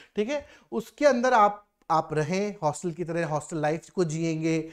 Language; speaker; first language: Hindi; native; Hindi